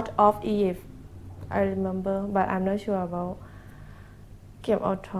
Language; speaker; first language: English; non-native, learner; Thai